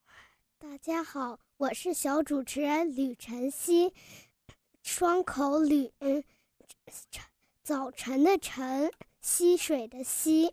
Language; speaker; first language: Chinese; early bilingual, heritage; Chinese